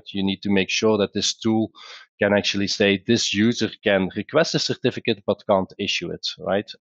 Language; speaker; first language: English; non-native, fluent; Dutch